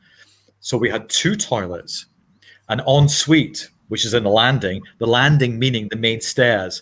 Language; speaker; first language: English; native; English